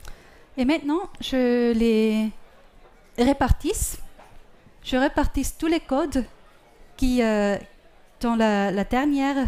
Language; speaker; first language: French; non-native, fluent; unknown